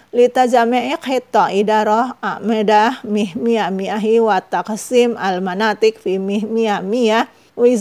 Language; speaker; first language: Arabic; non-native, fluent; Indonesian